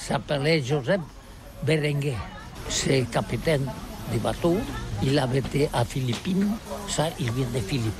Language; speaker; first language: French; non-native, learner; Catalan